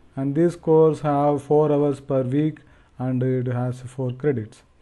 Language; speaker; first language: English; non-native, local second language; Tamil